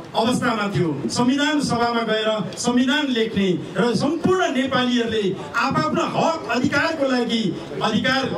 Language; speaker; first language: Nepali; non-native, local second language; Eastern Tamang